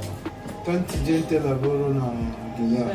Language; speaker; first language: Italian; non-native, learner; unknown